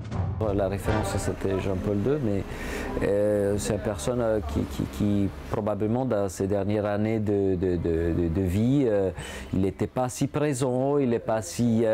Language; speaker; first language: French; non-native, fluent; Italian